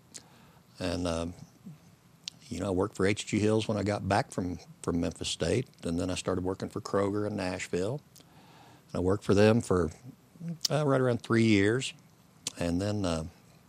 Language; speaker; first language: English; native; English